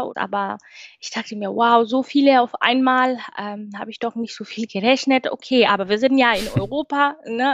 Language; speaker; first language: German; non-native, fluent; Swahili